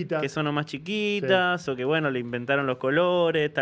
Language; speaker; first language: Spanish; native; Spanish